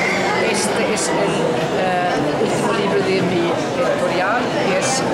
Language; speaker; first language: Spanish; non-native, fluent; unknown